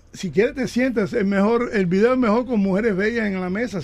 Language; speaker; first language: Spanish; early bilingual, other home language; English